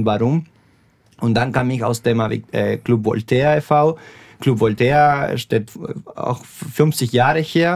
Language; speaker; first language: German; non-native, fluent; Spanish